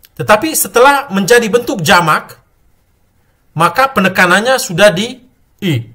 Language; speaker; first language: Indonesian; native; Indonesian